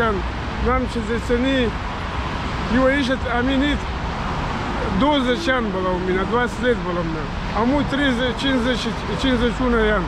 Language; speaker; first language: Romanian; non-native, learner; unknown